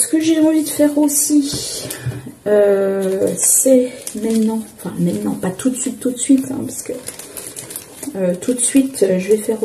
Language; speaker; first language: French; native; French